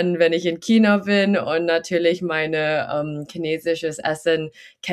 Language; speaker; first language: German; early bilingual, heritage; German